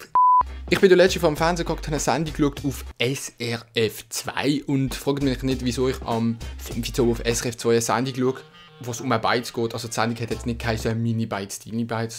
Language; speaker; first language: German; native; German